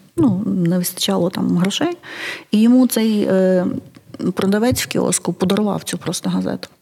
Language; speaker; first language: Ukrainian; native; Ukrainian